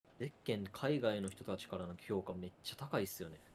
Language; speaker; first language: Japanese; native; Japanese